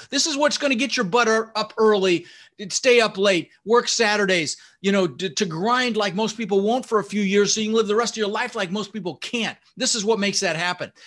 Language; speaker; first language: English; early bilingual, other home language; Dutch